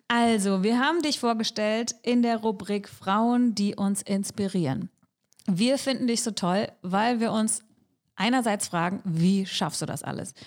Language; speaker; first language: German; native; German